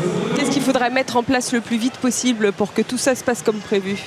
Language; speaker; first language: French; native; French